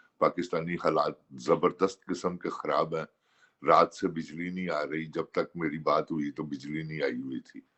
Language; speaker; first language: Urdu; non-native, local second language; Punjabi